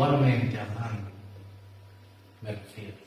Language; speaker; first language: Spanish; native; Spanish